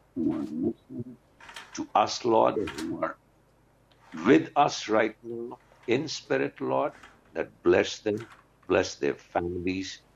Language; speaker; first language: English; non-native, local second language; Urdu